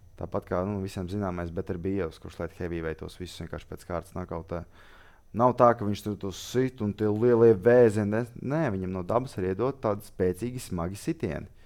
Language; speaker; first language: Latvian; native; Latvian